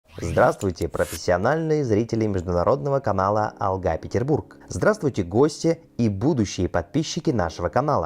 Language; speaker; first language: Russian; native; Russian